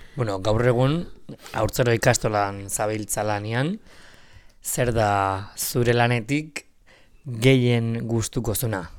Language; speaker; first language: Basque; native; Basque